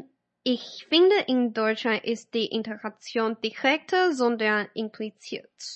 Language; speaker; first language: German; non-native, fluent; Chinese